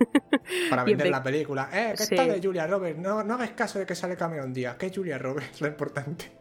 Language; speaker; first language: Spanish; native; Spanish